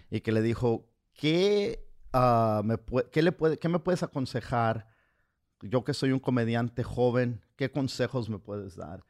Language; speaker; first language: Spanish; early bilingual, heritage; Spanish